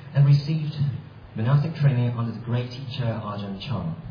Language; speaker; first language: English; non-native, local second language; Cantonese